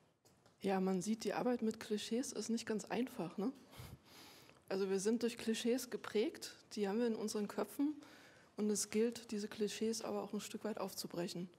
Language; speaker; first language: German; native; German